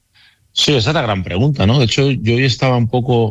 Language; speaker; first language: Spanish; native; Spanish